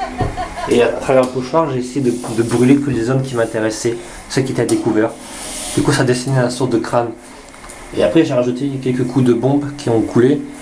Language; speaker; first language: French; native; French